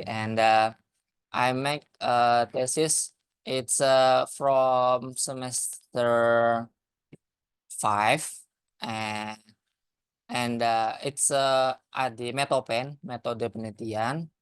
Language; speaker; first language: English; non-native, learner; Indonesian